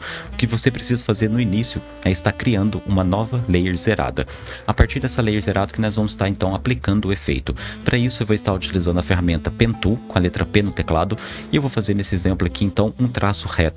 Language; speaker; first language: Portuguese; native; Portuguese